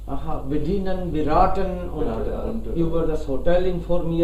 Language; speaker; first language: German; non-native, fluent; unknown